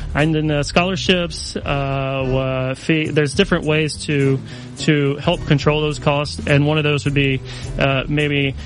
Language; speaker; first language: English; native; English